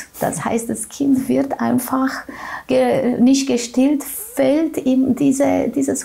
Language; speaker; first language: German; non-native, fluent; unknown